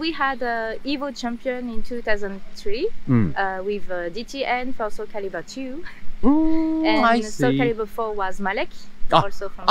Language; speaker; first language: English; non-native, fluent; French